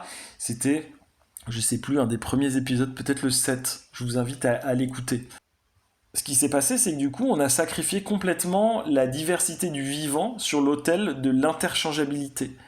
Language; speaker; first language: French; native; French